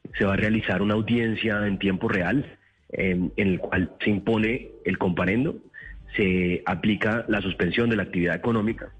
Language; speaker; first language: Spanish; native; Spanish